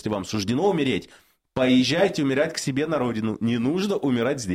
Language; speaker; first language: Russian; native; Russian